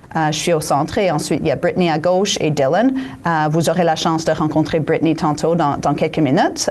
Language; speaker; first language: French; native; French